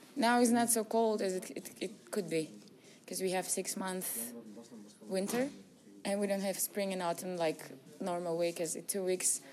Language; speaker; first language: English; non-native, learner; Russian